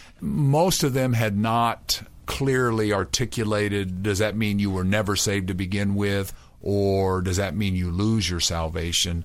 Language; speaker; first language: English; native; English